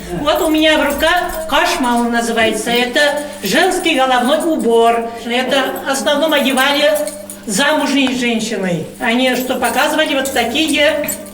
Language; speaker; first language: Russian; non-native, local second language; Bashkir